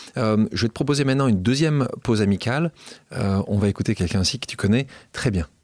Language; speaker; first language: French; native; French